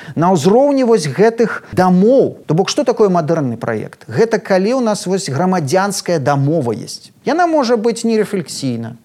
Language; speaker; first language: Belarusian; native; Belarusian